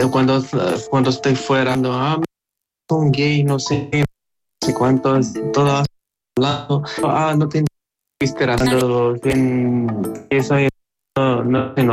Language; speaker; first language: Spanish; non-native, learner; Arabic